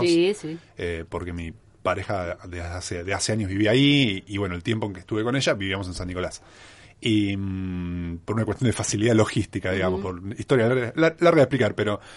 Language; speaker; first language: Spanish; native; Spanish